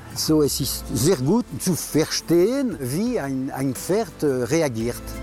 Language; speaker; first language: German; non-native, fluent; French